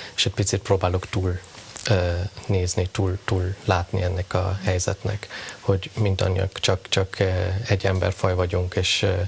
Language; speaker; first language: Hungarian; non-native, fluent; Persian